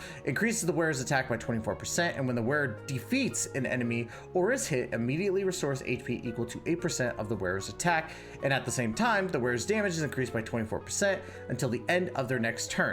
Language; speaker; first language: English; native; English